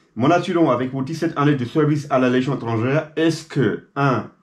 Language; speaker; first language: French; non-native, fluent; German